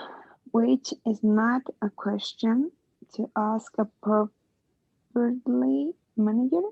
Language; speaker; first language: English; non-native, learner; Spanish